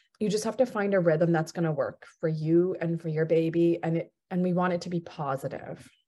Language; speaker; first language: English; early bilingual, other home language; Punjabi